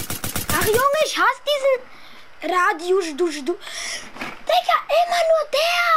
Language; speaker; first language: German; native; German